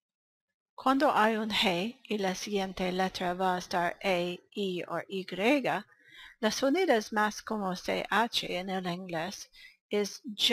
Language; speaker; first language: Spanish; non-native, learner; English